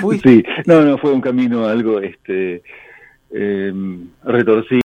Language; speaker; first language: Spanish; non-native, local second language; English